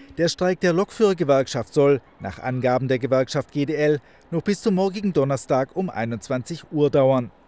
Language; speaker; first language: German; native; German